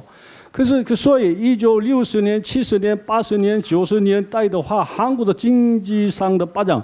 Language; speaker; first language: Chinese; non-native, learner; Korean